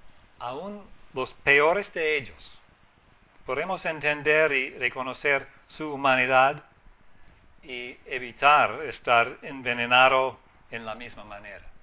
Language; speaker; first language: Spanish; non-native, fluent; English